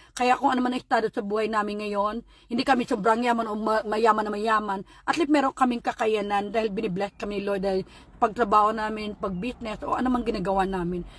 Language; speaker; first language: Filipino; non-native, local second language; Hiligaynon